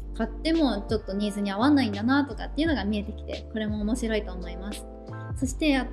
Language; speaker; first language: Japanese; native; Japanese